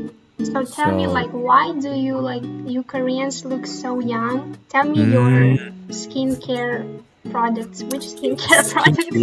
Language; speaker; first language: English; non-native, fluent; Tatar